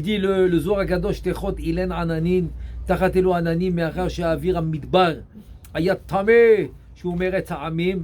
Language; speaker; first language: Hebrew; non-native, fluent; French